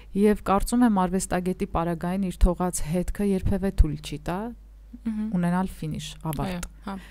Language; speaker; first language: Armenian; native; Armenian